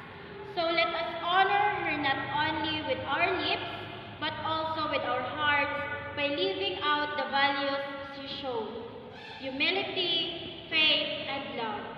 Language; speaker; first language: English; non-native, local second language; Hiligaynon